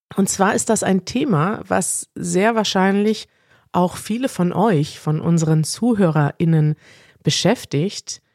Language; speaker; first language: German; native; German